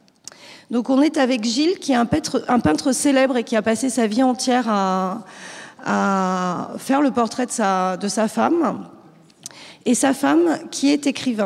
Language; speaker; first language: French; native; French